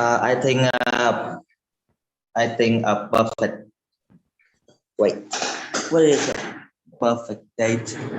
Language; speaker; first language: English; non-native, learner; Vietnamese